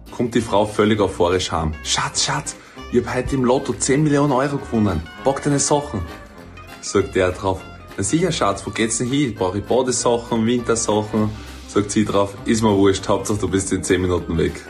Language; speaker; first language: German; native; German